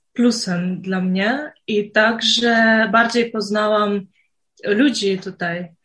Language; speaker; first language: Polish; non-native, fluent; Uzbek